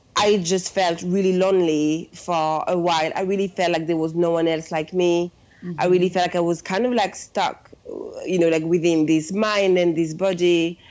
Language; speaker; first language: English; non-native, fluent; French